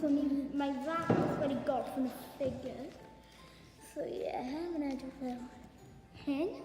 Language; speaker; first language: Welsh; non-native, local second language; English